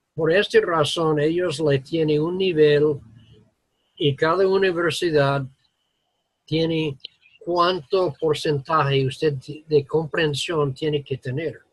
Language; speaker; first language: Spanish; non-native, fluent; English